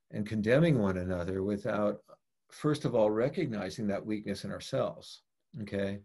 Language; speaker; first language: English; native; English